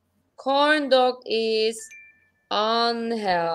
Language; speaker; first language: English; non-native, fluent; Turkish